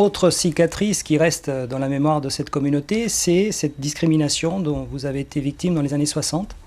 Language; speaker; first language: French; native; French